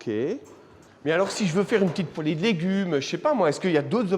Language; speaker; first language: French; native; French